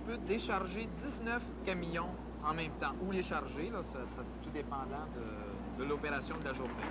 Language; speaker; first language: French; native; French